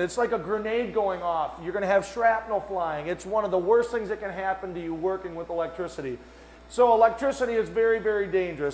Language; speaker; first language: English; native; English